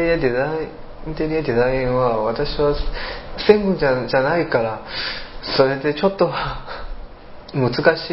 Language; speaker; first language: Japanese; non-native, learner; Chinese